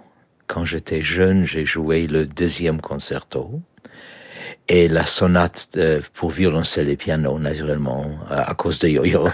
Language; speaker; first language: French; non-native, learner; Polish